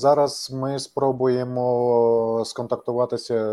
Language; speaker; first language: Polish; non-native, learner; Ukrainian